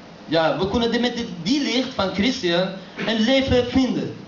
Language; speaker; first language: Dutch; non-native, learner; Persian